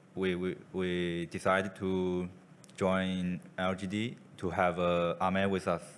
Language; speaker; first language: English; non-native, learner; Chinese